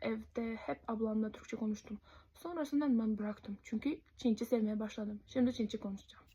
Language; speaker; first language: Turkish; non-native, fluent; Uzbek